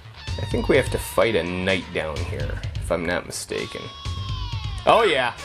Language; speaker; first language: English; native; English